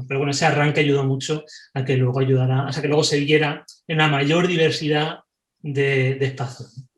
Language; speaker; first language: Spanish; native; Spanish